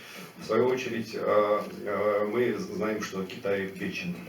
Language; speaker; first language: Russian; native; Russian